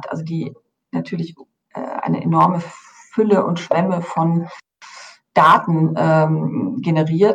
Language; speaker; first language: German; native; German